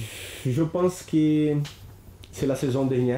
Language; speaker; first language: French; non-native, learner; Portuguese